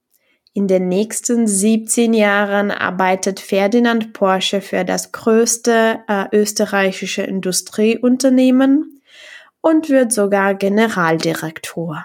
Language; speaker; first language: German; non-native, fluent; Czech